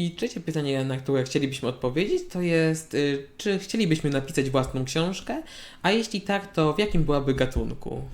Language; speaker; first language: Polish; native; Polish